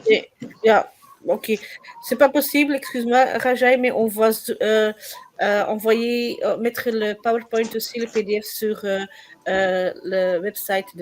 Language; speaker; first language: French; non-native, learner; Dutch